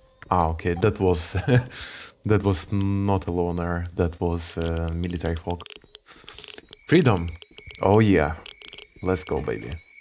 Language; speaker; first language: English; non-native, fluent; Russian